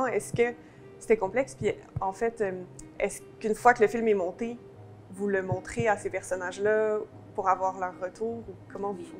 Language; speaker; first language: French; native; French